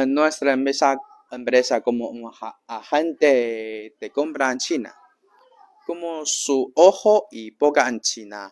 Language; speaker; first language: Spanish; non-native, learner; Chinese